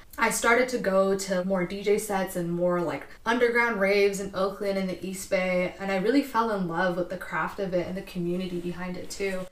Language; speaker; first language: English; native; English